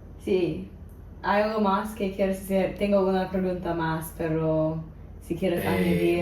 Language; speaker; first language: Spanish; non-native, learner; English